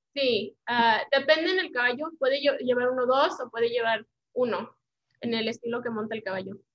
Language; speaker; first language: Spanish; early bilingual, heritage; Spanish